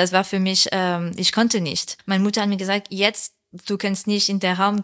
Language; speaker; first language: German; non-native, fluent; French